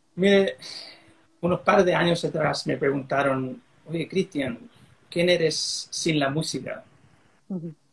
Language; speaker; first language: Spanish; early bilingual, heritage; Spanish